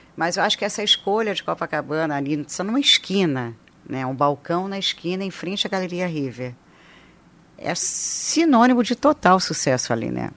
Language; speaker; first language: Portuguese; native; Portuguese